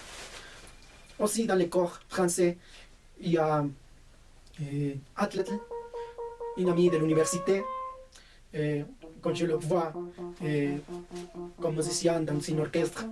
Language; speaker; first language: French; non-native, fluent; Spanish